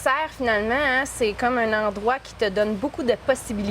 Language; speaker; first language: French; native; French